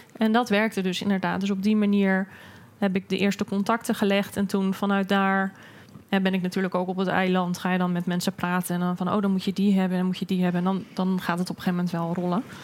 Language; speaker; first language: Dutch; native; Dutch